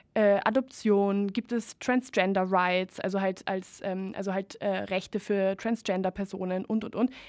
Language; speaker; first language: German; non-native, fluent; Spanish